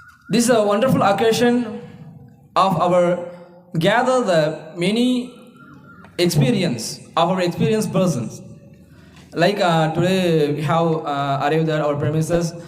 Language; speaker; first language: English; non-native, local second language; Tamil